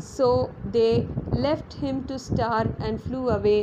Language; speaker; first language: English; non-native, local second language; Tamil